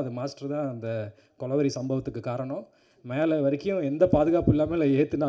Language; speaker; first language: Tamil; native; Tamil